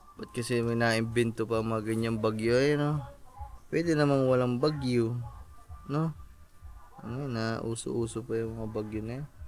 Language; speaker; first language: Filipino; native; Filipino